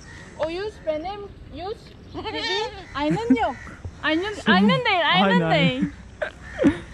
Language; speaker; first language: Turkish; non-native, learner; Nepali